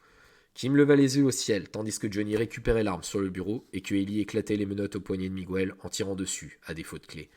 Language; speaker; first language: French; native; French